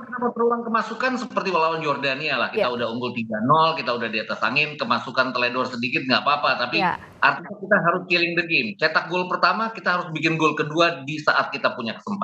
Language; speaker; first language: Indonesian; native; Indonesian